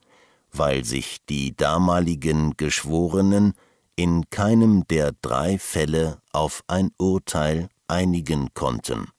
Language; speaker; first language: German; native; German